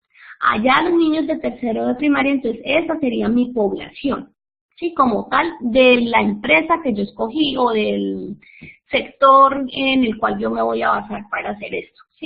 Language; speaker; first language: Spanish; native; Spanish